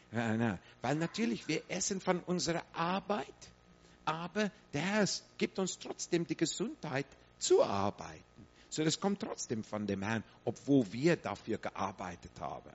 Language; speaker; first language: German; non-native, fluent; English